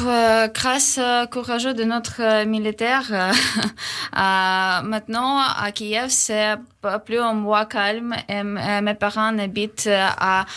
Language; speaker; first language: French; non-native, learner; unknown